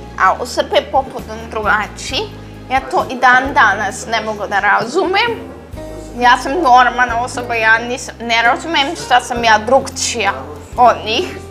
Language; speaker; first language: Serbian; early bilingual, heritage; Serbian